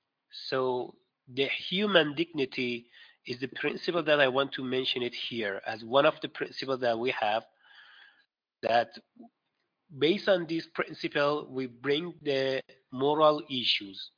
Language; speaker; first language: English; non-native, fluent; Persian